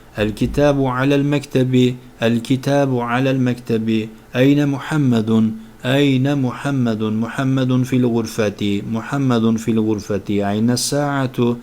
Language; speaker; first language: Arabic; non-native, fluent; Turkish